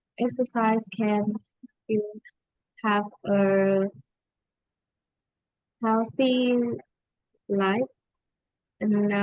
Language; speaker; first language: English; non-native, learner; Vietnamese